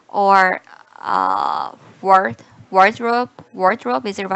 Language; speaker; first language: English; non-native, learner; Korean